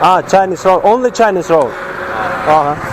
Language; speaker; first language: English; non-native, learner; Russian